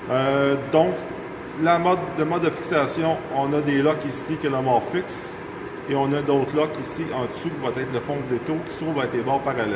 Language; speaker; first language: French; native; French